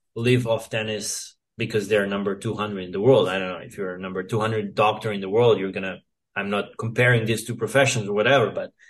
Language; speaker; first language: English; non-native, fluent; Serbian